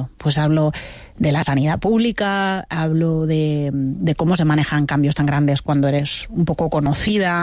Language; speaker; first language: Spanish; native; Spanish